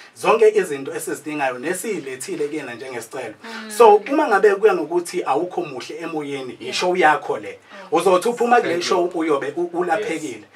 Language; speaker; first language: Zulu; native; Zulu